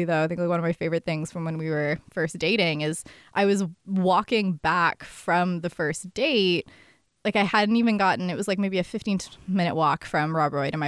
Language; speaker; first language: English; native; English